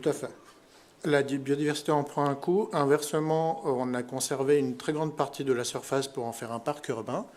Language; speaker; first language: French; native; French